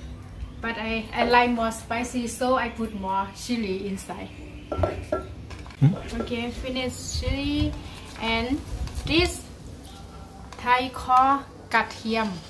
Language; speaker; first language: English; non-native, learner; Lao